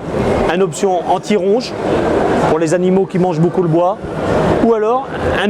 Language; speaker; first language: French; native; French